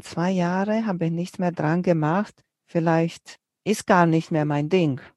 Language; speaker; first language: German; non-native, fluent; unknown